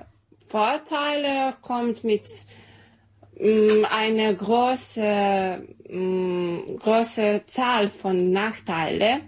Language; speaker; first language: German; non-native, fluent; Serbian